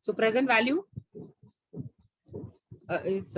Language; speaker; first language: English; non-native, local second language; Hindi